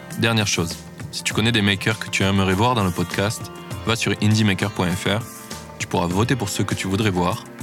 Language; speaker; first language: French; native; French